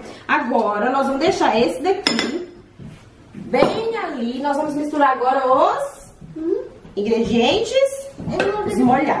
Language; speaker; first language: Portuguese; native; Portuguese